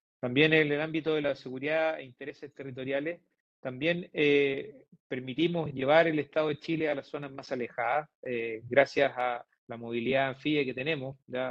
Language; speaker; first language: Spanish; native; Spanish